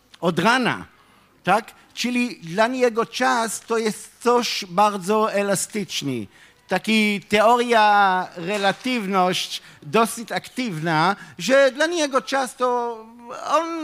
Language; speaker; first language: Polish; non-native, fluent; Hebrew